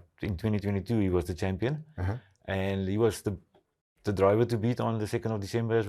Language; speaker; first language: English; non-native, local second language; Afrikaans